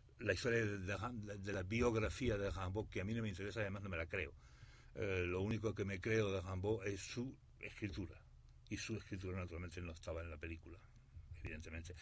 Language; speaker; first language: Spanish; native; Spanish